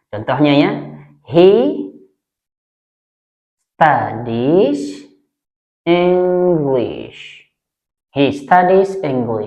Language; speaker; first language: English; non-native, fluent; Indonesian